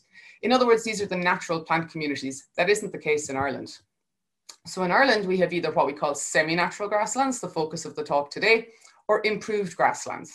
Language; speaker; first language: English; native; English